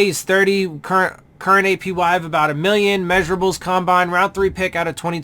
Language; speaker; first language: English; native; English